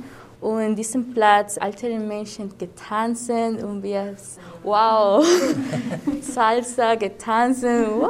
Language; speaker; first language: German; non-native, learner; Spanish